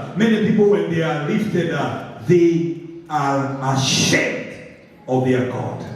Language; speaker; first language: English; non-native, local second language; Swahili